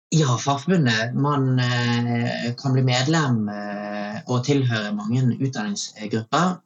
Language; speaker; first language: Norwegian; early bilingual, other home language; Tamil